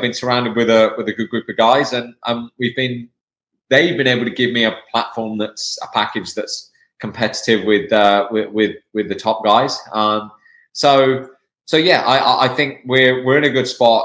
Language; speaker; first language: English; native; English